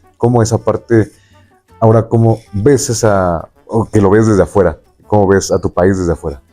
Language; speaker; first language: Spanish; native; Spanish